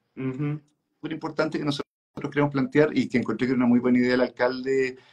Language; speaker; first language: Spanish; native; Spanish